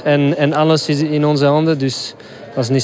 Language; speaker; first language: Dutch; non-native, local second language; French